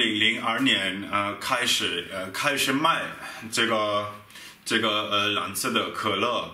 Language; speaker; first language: Chinese; non-native, fluent; German